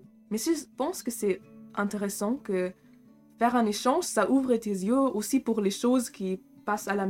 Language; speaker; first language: French; non-native, fluent; German